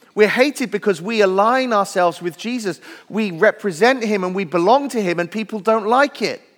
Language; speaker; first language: English; native; English